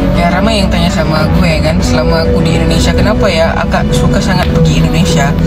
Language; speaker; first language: Malay; native; Malay